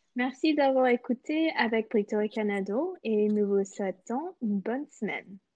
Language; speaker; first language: French; non-native, local second language; English